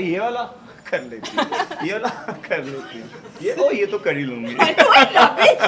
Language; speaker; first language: Hindi; native; Hindi